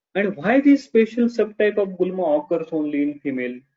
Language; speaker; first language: English; non-native, local second language; Marathi